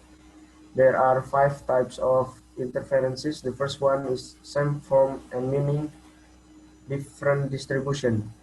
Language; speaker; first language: English; non-native, learner; Indonesian